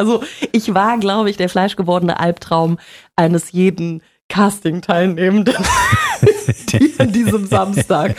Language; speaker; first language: German; native; German